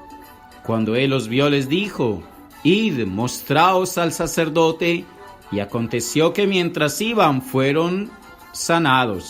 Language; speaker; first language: Spanish; native; Spanish